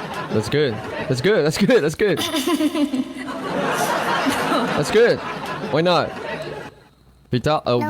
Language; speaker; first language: English; non-native, fluent; Chinese